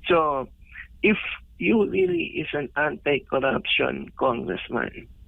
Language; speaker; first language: English; non-native, local second language; Filipino